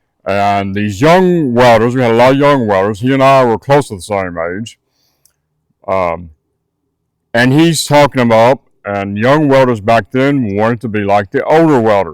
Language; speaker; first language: English; native; English